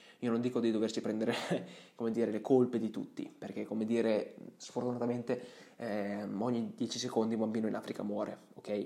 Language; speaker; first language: Italian; early bilingual, other home language; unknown